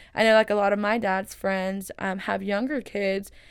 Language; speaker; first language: English; early bilingual, other home language; Spanish